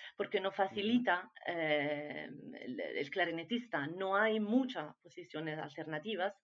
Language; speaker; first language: Spanish; non-native, fluent; Italian